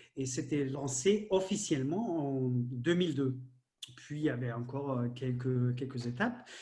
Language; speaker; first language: French; non-native, fluent; German